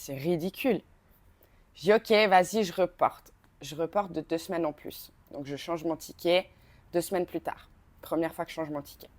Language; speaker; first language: French; native; French